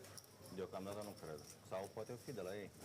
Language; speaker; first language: Romanian; native; Romanian